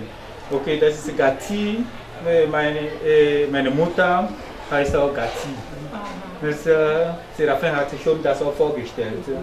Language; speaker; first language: German; non-native, learner; French